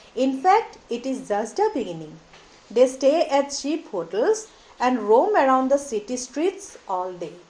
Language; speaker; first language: English; non-native, local second language; Assamese